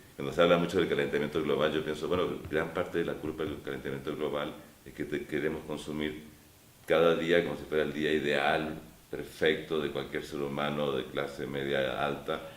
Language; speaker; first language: Spanish; native; Spanish